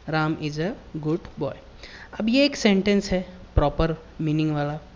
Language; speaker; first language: Hindi; non-native, local second language; Marathi